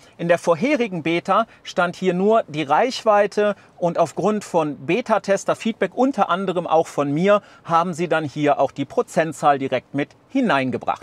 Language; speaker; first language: German; native; German